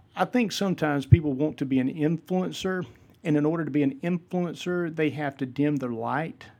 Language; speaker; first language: English; native; English